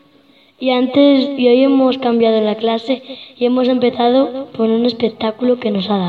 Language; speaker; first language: Spanish; native; Spanish